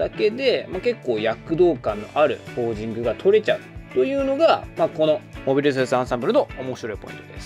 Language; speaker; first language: Japanese; native; Japanese